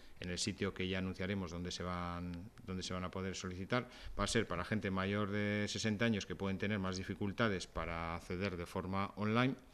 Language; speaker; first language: Spanish; native; Spanish